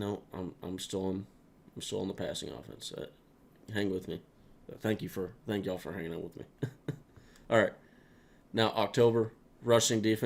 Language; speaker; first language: English; native; English